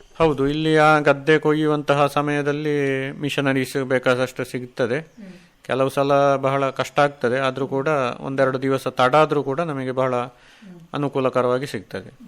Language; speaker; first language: Kannada; native; Kannada